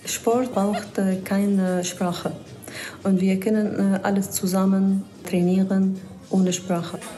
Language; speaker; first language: German; non-native, learner; Arabic